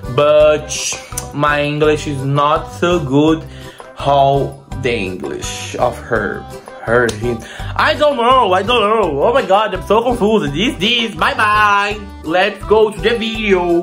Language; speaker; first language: English; non-native, learner; Portuguese